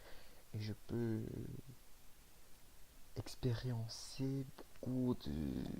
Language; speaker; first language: French; non-native, learner; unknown